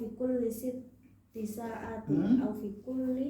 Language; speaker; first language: Arabic; non-native, learner; Indonesian